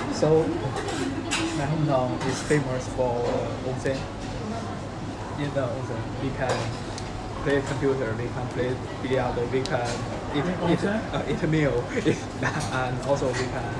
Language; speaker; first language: English; non-native, learner; Chinese